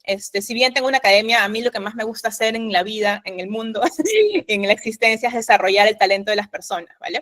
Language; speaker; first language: Spanish; native; Spanish